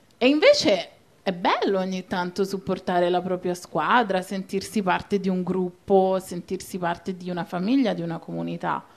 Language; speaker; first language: Italian; native; Italian